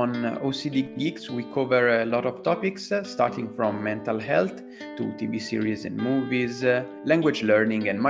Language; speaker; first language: English; non-native, fluent; Italian